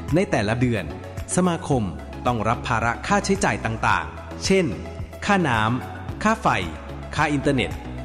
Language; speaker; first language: Thai; native; Thai